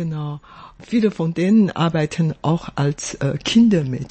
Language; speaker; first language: German; non-native, fluent; Chinese